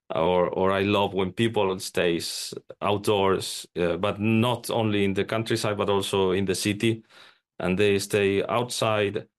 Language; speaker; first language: English; non-native, fluent; Spanish